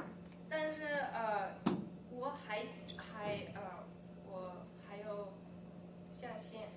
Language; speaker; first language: Chinese; early bilingual, heritage; English